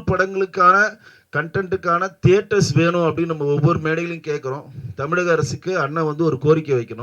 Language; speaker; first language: Tamil; native; Tamil